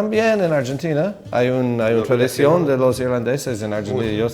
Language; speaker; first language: Spanish; non-native, fluent; English